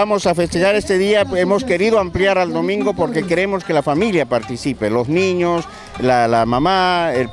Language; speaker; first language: Spanish; native; Spanish